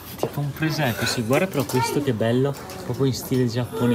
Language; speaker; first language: Italian; native; Italian